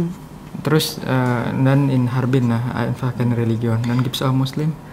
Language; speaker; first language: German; non-native, learner; Indonesian